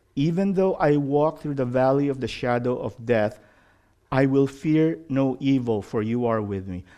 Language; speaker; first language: English; non-native, local second language; Filipino